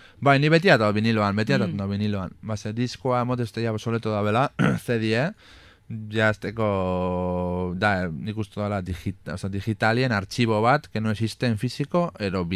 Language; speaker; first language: Basque; native; Basque